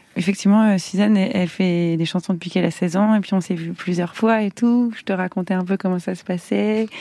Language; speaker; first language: French; native; French